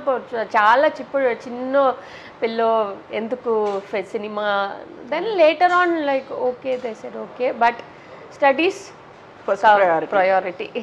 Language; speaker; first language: Telugu; non-native, learner; Tamil